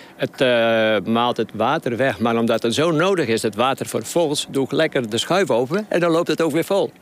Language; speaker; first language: Dutch; non-native, local second language; Western Frisian